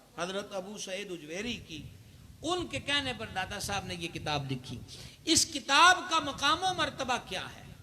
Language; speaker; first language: Urdu; non-native, local second language; Punjabi